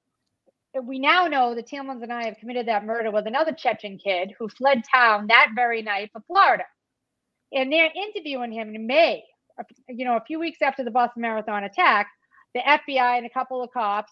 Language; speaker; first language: English; native; English